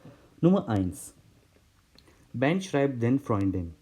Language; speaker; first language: German; non-native, learner; Hindi